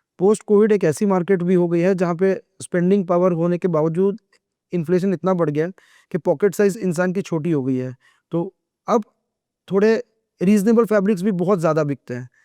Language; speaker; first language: Hindi; non-native, local second language; Gujarati